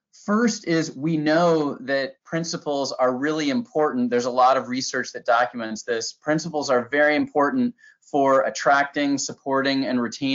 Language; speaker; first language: English; native; English